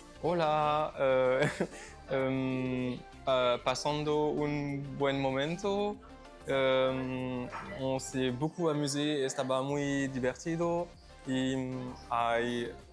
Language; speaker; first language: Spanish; non-native, learner; French